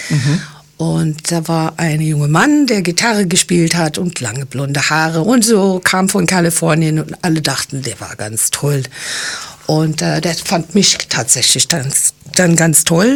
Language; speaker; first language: German; non-native, fluent; English